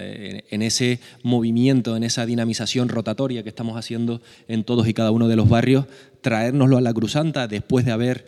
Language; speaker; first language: Spanish; native; Spanish